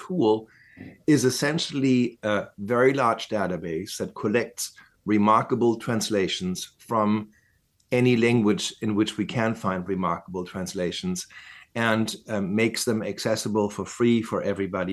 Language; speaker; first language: English; non-native, fluent; German